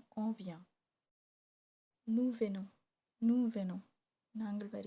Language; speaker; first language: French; non-native, fluent; Tamil